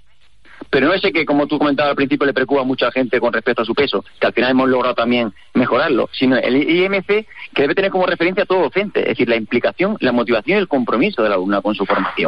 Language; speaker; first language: Spanish; native; Spanish